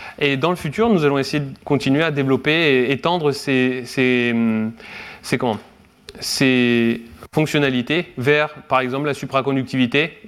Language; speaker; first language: French; native; French